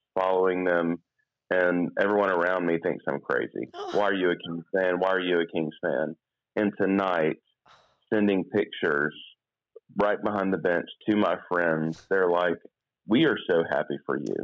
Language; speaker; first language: English; native; English